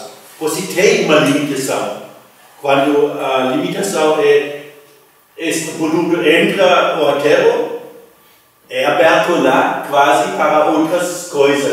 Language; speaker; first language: Portuguese; non-native, fluent; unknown